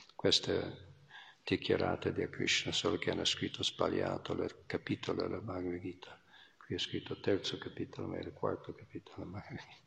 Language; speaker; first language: Italian; non-native, fluent; English